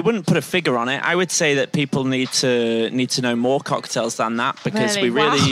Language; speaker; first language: English; native; English